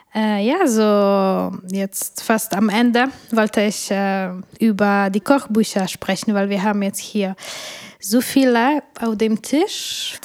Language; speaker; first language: German; non-native, fluent; Polish